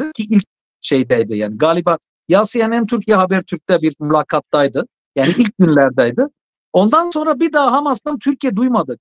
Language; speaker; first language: Turkish; non-native, fluent; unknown